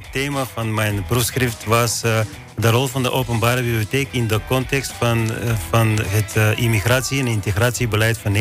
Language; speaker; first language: Dutch; non-native, fluent; Bulgarian